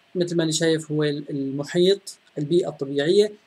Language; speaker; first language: Arabic; native; Arabic